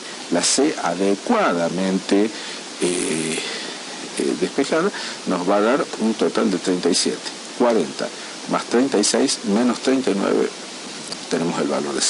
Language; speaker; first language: Spanish; native; Spanish